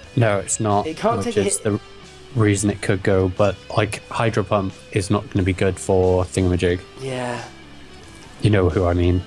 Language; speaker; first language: English; native; English